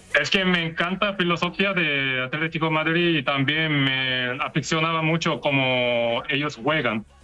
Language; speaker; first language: Spanish; non-native, learner; Korean